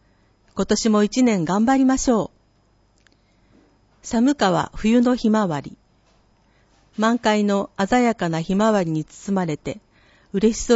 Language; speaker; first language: Japanese; native; Japanese